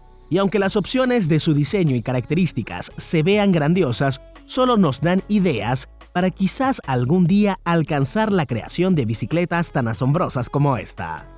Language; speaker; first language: Spanish; native; Spanish